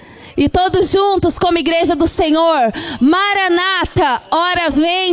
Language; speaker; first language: Portuguese; native; Portuguese